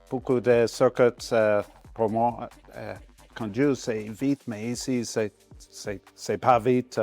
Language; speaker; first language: French; non-native, learner; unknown